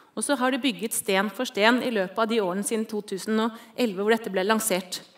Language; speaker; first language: Norwegian; native; Norwegian